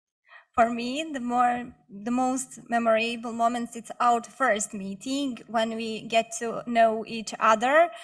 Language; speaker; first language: English; non-native, learner; Bosnian